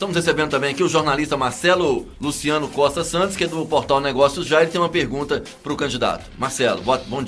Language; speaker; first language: Portuguese; native; Portuguese